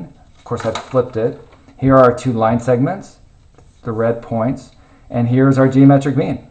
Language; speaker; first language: English; native; English